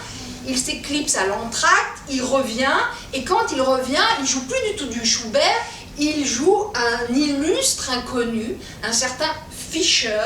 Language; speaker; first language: French; native; French